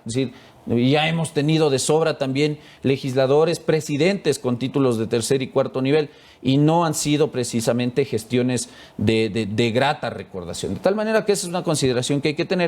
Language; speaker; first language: Spanish; native; Spanish